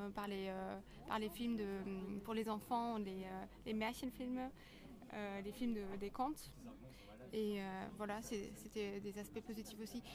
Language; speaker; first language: French; non-native, fluent; German